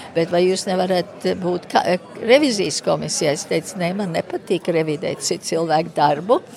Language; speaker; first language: Latvian; early bilingual, heritage; Latvian